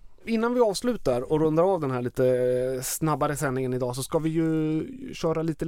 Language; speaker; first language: Swedish; native; Swedish